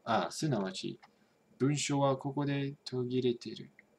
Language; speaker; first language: Japanese; non-native, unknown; English